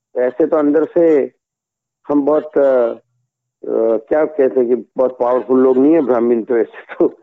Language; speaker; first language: Hindi; non-native, local second language; Gujarati